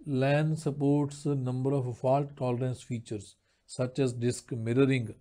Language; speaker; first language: English; non-native, local second language; Punjabi